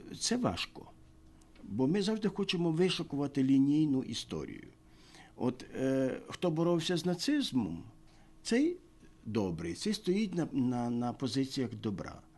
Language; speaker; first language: Ukrainian; native; Ukrainian